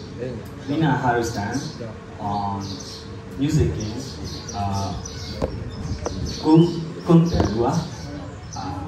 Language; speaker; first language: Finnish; non-native, learner; Burmese